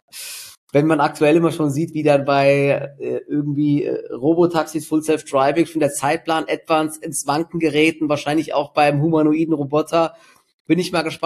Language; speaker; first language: German; native; German